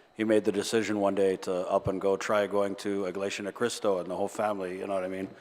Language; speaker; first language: English; early bilingual, other home language; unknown